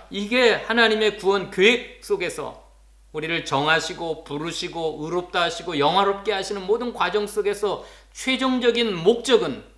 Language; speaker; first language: Korean; native; Korean